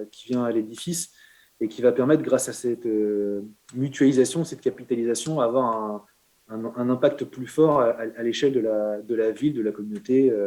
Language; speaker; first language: French; native; French